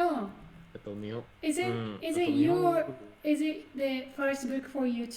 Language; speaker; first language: English; non-native, fluent; Japanese